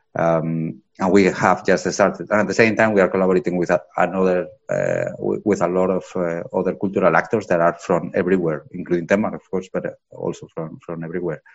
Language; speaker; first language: English; non-native, fluent; Spanish